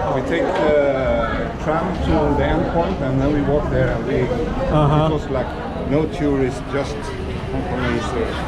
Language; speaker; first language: English; non-native, learner; Swedish